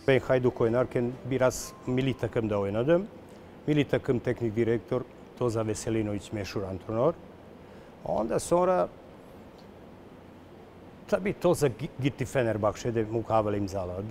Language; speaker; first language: Turkish; non-native, learner; Serbian